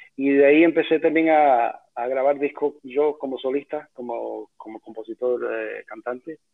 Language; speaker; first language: Spanish; early bilingual, heritage; Spanish